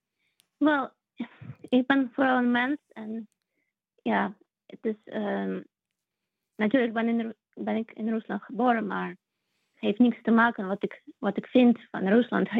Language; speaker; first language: Dutch; non-native, fluent; Russian